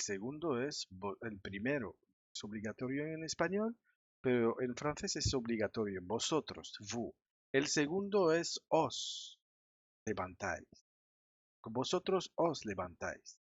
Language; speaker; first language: Spanish; non-native, fluent; French